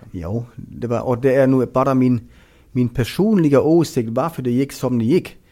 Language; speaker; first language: Swedish; non-native, fluent; German